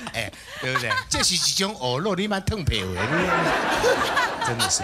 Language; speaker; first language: Chinese; native; Chinese